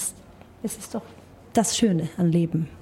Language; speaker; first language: German; non-native, fluent; Swedish